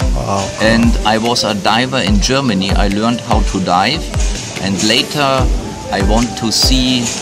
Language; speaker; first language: English; non-native, fluent; German